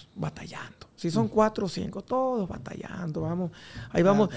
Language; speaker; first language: Spanish; native; Spanish